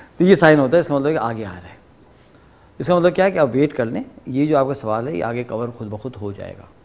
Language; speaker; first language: Urdu; native; Urdu